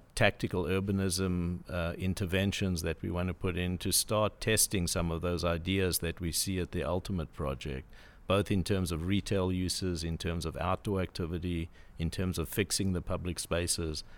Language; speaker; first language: English; native; English